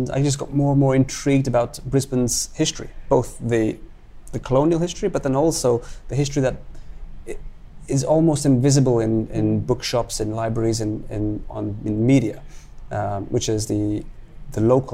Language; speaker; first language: English; native; English